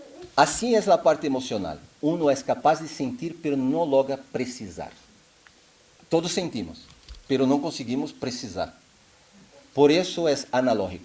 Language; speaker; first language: Spanish; non-native, fluent; Portuguese